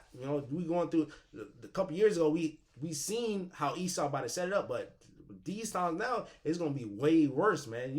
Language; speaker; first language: English; native; English